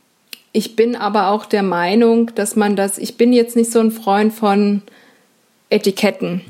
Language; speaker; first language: German; native; German